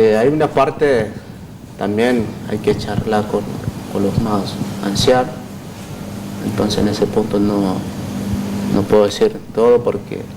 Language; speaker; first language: Spanish; non-native, local second language; Guarani